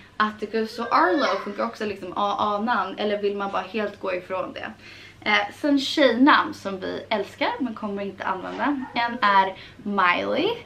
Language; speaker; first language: Swedish; early bilingual, heritage; Swedish